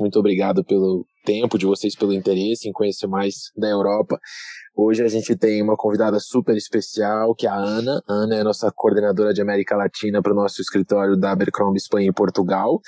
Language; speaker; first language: Portuguese; native; Portuguese